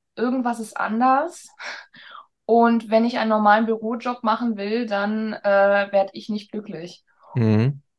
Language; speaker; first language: German; native; German